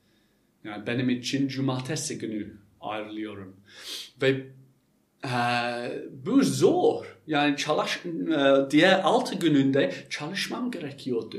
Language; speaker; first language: Turkish; non-native, fluent; English